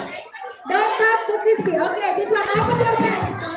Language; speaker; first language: English; non-native, learner; Indonesian